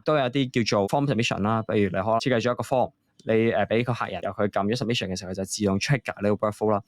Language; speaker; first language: Cantonese; native; Cantonese